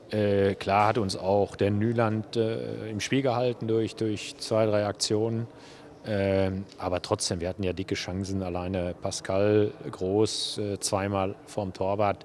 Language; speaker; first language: German; native; German